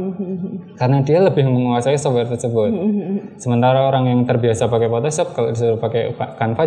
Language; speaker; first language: Indonesian; native; Indonesian